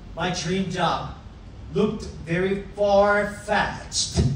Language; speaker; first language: English; non-native, fluent; Korean